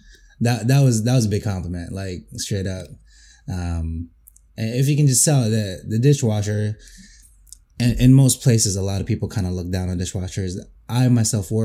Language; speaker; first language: English; non-native, local second language; Filipino